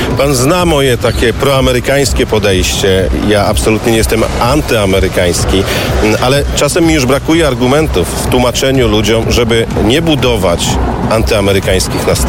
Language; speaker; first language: Polish; native; Polish